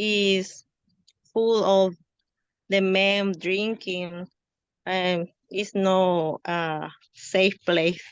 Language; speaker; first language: English; non-native, learner; Spanish